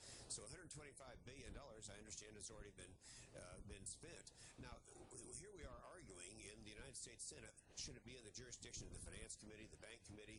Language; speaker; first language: English; native; English